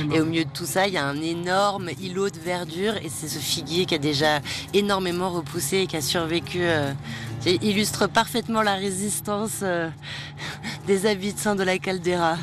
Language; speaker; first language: French; native; French